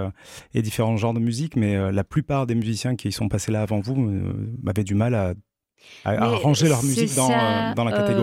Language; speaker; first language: French; native; French